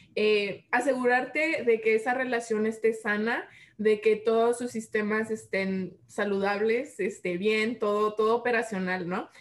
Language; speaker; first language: Spanish; early bilingual, heritage; Spanish